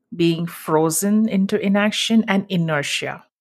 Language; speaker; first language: English; non-native, local second language; Hindi